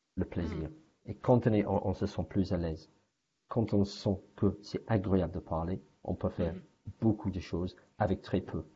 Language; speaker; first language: French; non-native, fluent; English